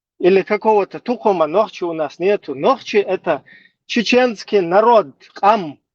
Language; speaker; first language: Russian; non-native, local second language; Chechen